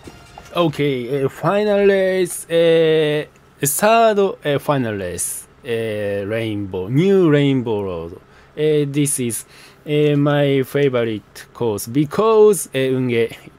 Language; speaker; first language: English; non-native, learner; Japanese